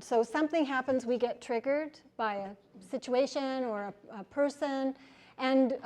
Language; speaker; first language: English; native; English